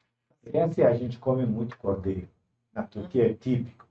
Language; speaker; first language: Portuguese; non-native, fluent; Turkish